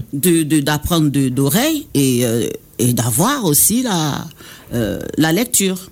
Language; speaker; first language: French; non-native, local second language; Baoulé